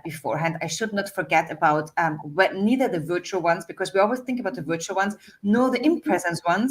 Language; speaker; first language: English; non-native, fluent; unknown